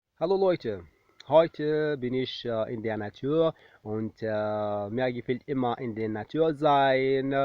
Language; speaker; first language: German; non-native, learner; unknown